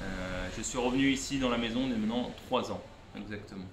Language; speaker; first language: French; native; French